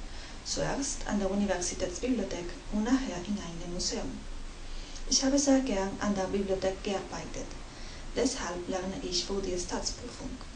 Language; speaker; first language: German; non-native, learner; Spanish